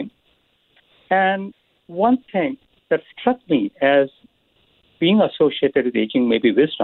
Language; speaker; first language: English; non-native, local second language; Marathi